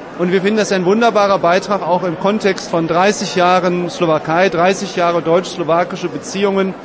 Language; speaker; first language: German; native; German